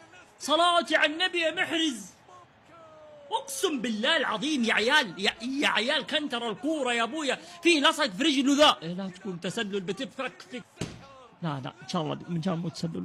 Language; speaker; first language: Arabic; native; Arabic